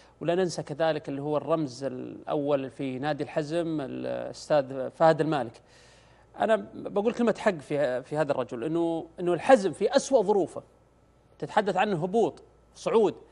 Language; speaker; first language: Arabic; native; Arabic